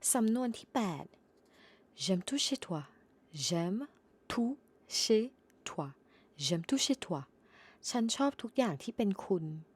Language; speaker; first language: Thai; native; Thai